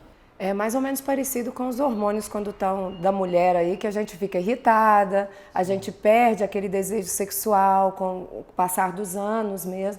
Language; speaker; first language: Portuguese; native; Portuguese